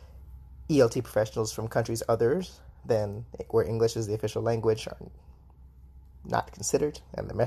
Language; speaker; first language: English; native; English